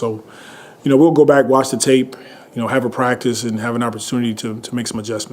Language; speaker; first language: English; native; English